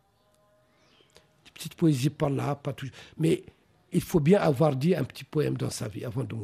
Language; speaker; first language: French; non-native, local second language; Arabic